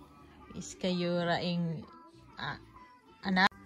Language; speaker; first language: Swedish; non-native, learner; Filipino